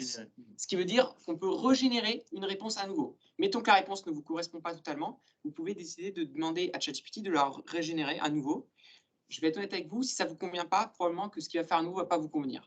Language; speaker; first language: French; native; French